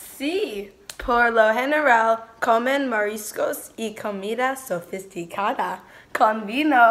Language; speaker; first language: Spanish; non-native, learner; English